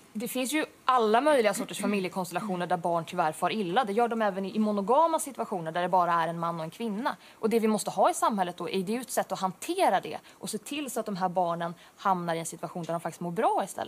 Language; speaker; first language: Swedish; native; Swedish